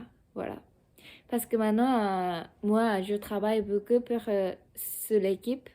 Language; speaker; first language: French; non-native, learner; Japanese